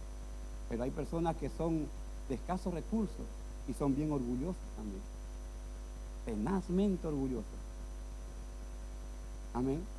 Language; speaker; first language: Spanish; native; Spanish